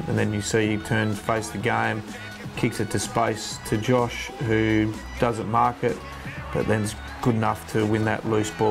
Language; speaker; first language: English; native; English